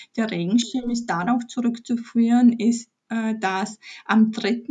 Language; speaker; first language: German; early bilingual, other home language; Polish